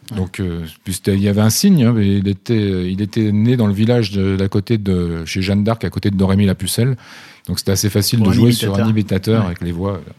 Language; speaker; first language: French; native; French